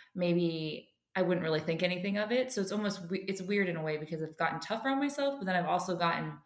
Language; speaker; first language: English; native; English